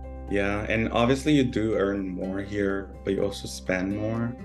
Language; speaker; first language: English; early bilingual, other home language; Portuguese